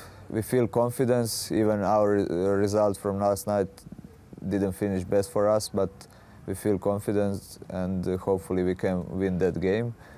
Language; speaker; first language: English; non-native, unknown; Croatian